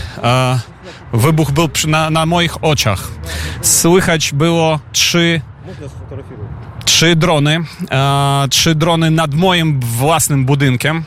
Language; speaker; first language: Polish; non-native, fluent; Ukrainian